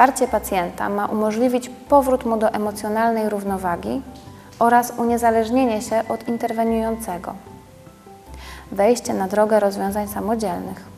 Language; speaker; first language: Polish; native; Polish